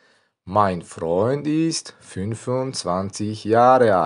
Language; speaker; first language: German; non-native, learner; Tajik